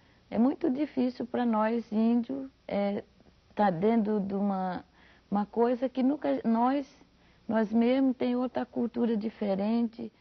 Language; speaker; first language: Portuguese; non-native, local second language; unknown